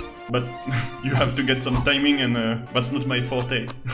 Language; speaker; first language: English; non-native, fluent; French